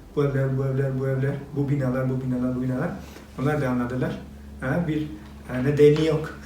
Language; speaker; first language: Turkish; non-native, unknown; Albanian